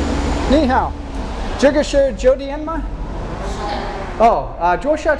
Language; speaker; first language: Chinese; non-native, learner; English